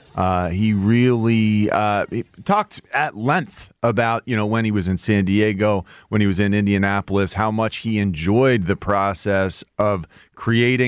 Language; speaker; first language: English; native; English